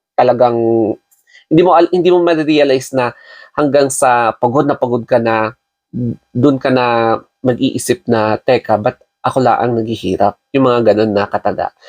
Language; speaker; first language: Filipino; non-native, local second language; Iloko